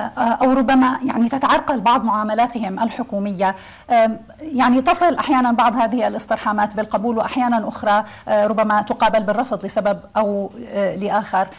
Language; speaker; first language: Arabic; native; Arabic